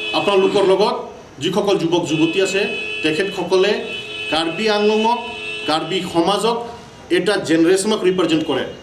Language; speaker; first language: Assamese; non-native, local second language; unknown